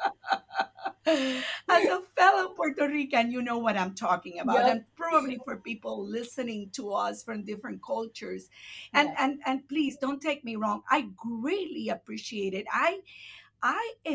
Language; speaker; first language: English; non-native, fluent; Spanish